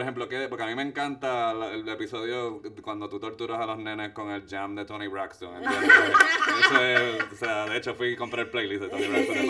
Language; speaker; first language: Spanish; native; Spanish